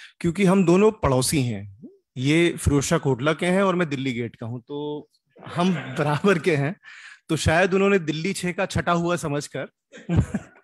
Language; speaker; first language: Hindi; native; Hindi